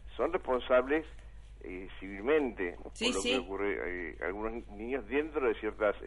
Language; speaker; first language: Spanish; native; Spanish